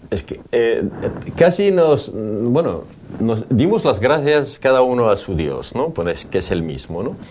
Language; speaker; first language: Spanish; non-native, fluent; Arabic